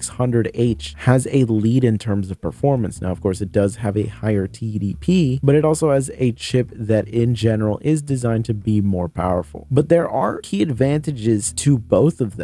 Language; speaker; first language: English; native; English